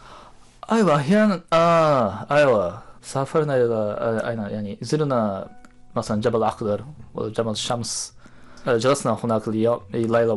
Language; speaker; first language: Arabic; non-native, learner; Japanese